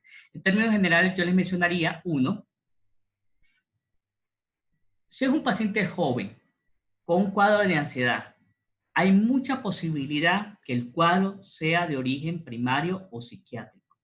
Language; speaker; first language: Spanish; native; Spanish